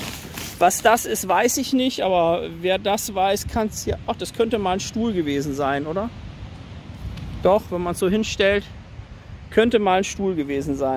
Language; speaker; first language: German; native; German